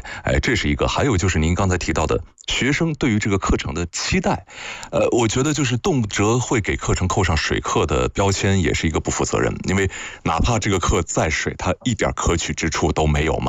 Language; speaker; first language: Chinese; native; Chinese